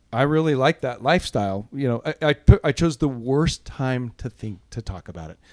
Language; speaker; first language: English; native; English